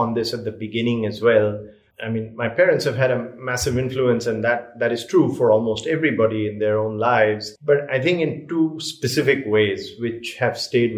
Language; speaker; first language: English; non-native, local second language; Hindi